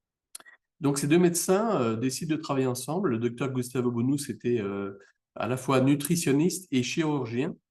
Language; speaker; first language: French; native; French